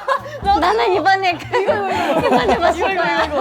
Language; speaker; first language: Korean; non-native, fluent; Thai